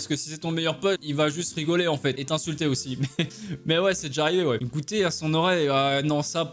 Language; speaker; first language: French; native; French